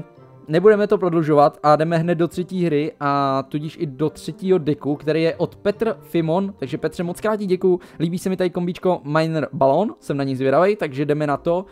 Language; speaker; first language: Czech; native; Czech